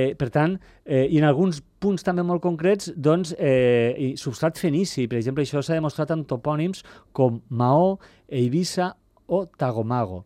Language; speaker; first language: Catalan; native; Catalan